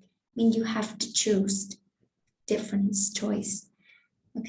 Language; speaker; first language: English; non-native, fluent; Vietnamese